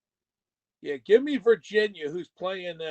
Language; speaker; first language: English; native; English